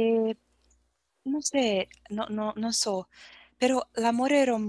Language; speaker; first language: Italian; non-native, learner; Portuguese